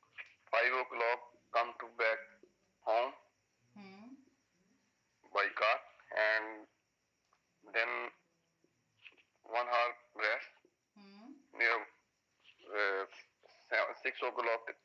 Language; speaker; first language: English; non-native, learner; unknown